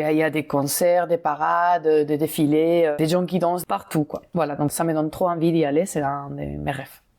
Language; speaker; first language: French; non-native, fluent; Spanish